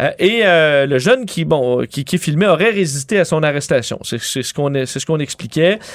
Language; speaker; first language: French; native; French